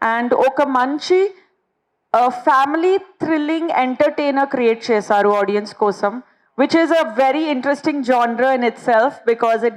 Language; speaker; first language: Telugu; non-native, fluent; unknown